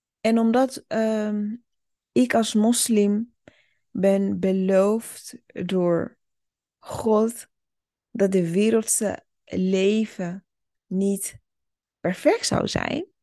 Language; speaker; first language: Dutch; early bilingual, other home language; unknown